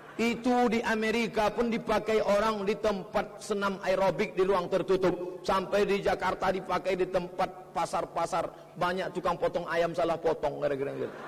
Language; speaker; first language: Indonesian; native; Indonesian